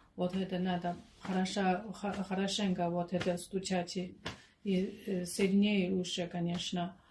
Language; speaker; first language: Russian; non-native, learner; Chinese